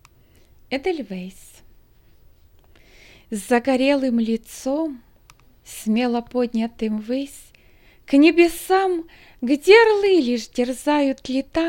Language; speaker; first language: Russian; native; Russian